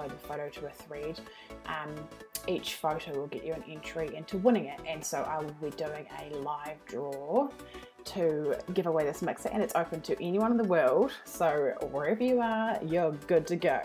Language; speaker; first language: English; native; English